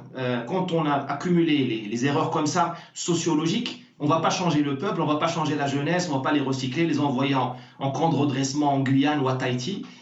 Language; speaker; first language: French; non-native, local second language; Arabic